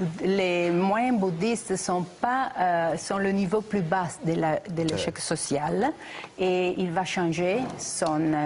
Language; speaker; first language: French; non-native, fluent; Italian